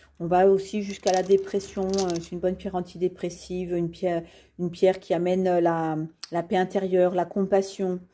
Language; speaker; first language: French; native; French